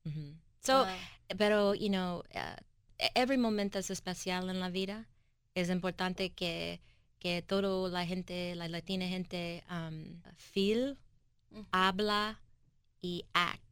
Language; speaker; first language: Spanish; early bilingual, heritage; English